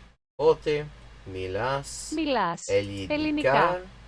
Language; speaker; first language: Greek; non-native, learner; English